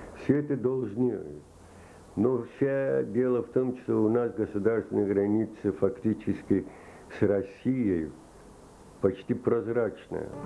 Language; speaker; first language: Russian; non-native, local second language; Azerbaijani